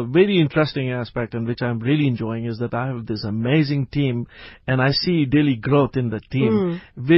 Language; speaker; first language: English; non-native, local second language; Urdu